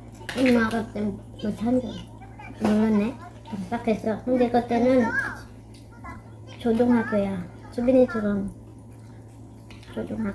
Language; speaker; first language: Korean; non-native, learner; Filipino